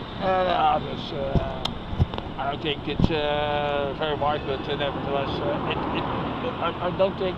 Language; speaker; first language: English; non-native, learner; Dutch